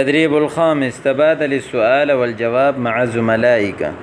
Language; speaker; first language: Arabic; non-native, fluent; Urdu